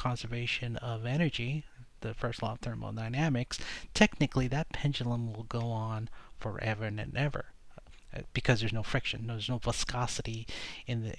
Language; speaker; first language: English; native; English